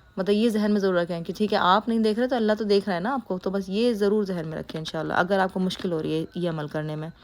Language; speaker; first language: Urdu; native; Urdu